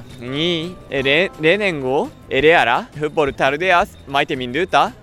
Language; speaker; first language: Basque; non-native, learner; Japanese